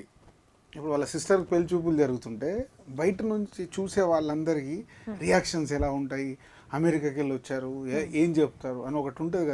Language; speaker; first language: Telugu; native; Telugu